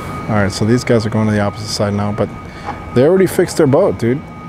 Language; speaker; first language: English; early bilingual, other home language; Spanish